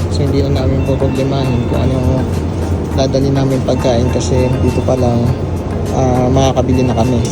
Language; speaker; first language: Filipino; native; Filipino